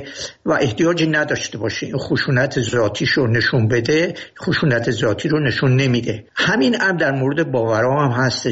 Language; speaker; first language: Persian; native; Persian